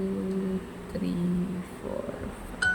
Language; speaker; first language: Chinese; non-native, learner; Filipino